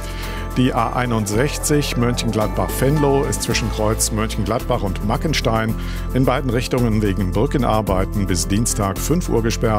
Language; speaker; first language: German; native; German